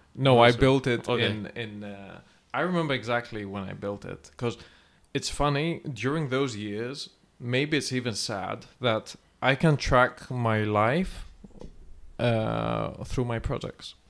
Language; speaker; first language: English; non-native, fluent; Greek